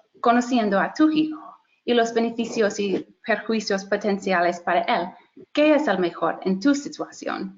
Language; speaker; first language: Spanish; non-native, fluent; English